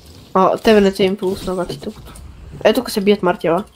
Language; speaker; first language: Bulgarian; native; Bulgarian